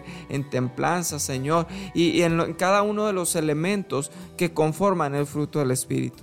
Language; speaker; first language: Spanish; native; Spanish